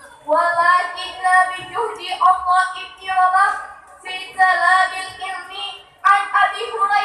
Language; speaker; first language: Arabic; non-native, learner; Achinese